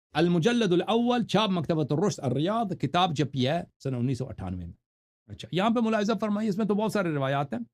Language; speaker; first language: Urdu; non-native, fluent; Persian